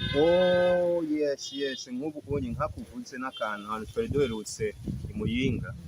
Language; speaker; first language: Rundi; early bilingual, heritage; Rundi